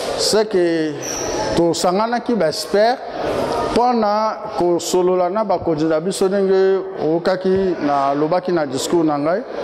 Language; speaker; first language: Lingala; native; Lingala